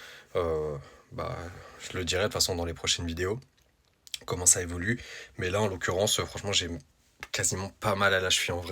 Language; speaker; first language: French; native; French